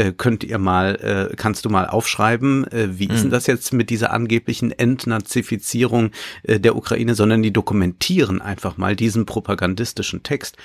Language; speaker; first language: German; native; German